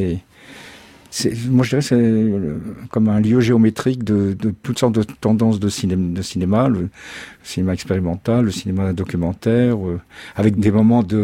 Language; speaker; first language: French; native; French